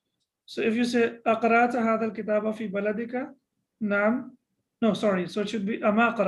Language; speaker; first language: Arabic; non-native, fluent; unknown